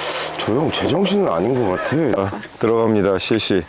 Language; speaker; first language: Korean; native; Korean